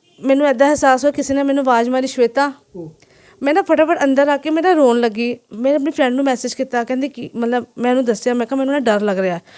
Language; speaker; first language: Punjabi; non-native, local second language; Hindi